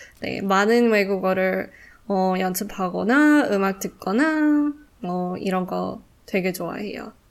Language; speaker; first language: Korean; non-native, fluent; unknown